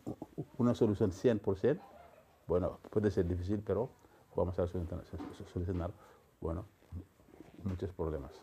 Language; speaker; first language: Spanish; non-native, fluent; Wolof